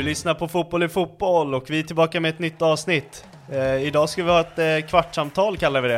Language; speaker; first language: Swedish; native; Swedish